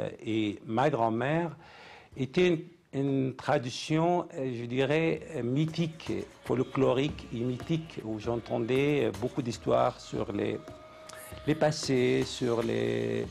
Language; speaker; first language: French; non-native, fluent; Arabic